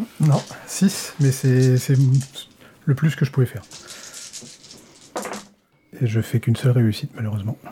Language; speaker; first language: French; native; French